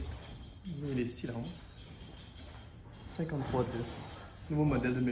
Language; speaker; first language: French; native; French